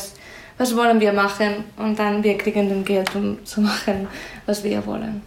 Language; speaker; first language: German; non-native, fluent; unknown